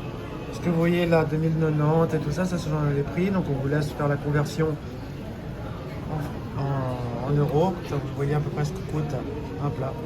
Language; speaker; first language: French; native; French